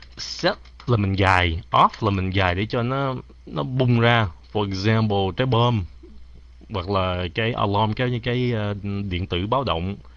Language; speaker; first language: Vietnamese; early bilingual, heritage; Vietnamese